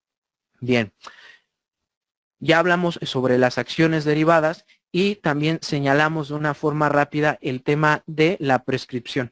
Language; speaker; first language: Spanish; native; Spanish